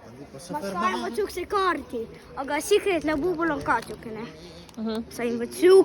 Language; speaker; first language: Estonian; early bilingual, other home language; Ukrainian